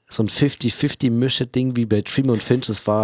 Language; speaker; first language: German; native; German